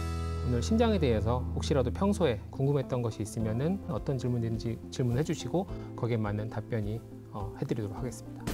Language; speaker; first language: Korean; native; Korean